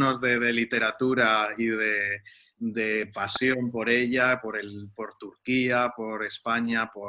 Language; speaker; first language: Spanish; native; Spanish